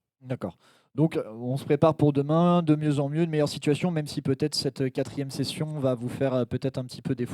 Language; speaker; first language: French; native; French